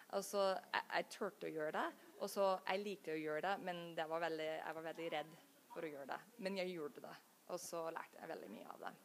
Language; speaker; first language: Norwegian; non-native, fluent; English